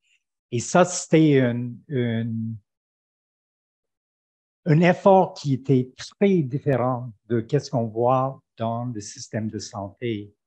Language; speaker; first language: French; non-native, fluent; English